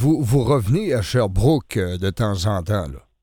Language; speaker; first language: French; native; French